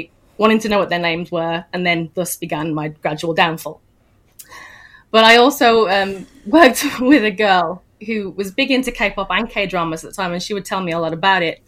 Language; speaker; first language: English; native; English